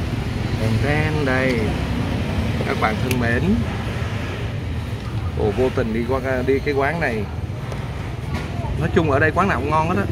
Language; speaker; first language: Vietnamese; native; Vietnamese